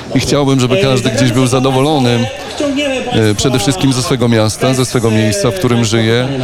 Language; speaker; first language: Polish; native; Polish